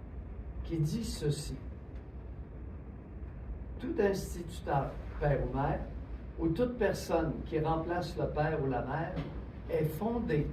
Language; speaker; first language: French; native; French